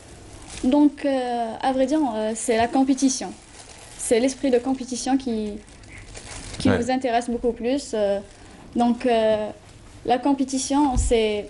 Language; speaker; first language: French; non-native, local second language; Arabic